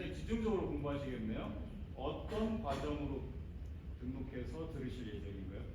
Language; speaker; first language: Korean; native; Korean